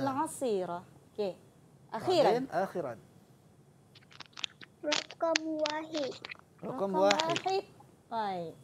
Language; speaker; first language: Arabic; non-native, fluent; Malay